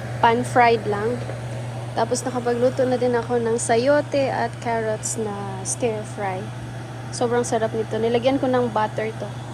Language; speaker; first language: Filipino; non-native, local second language; Cebuano